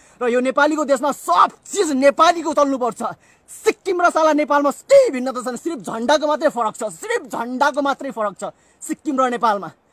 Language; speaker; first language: Nepali; native; Nepali